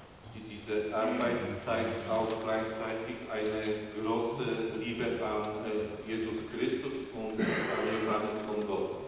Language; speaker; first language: German; non-native, fluent; Polish